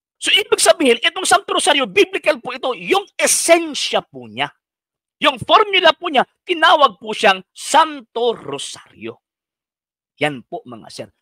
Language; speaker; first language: Filipino; non-native, local second language; Cebuano